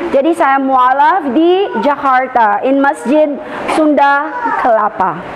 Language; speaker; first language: Indonesian; non-native, fluent; Filipino